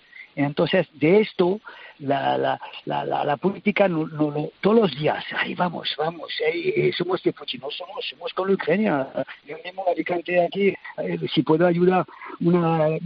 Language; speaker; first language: Spanish; non-native, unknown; French